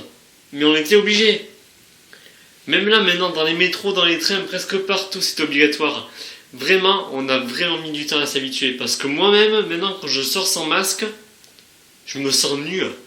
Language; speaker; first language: French; native; French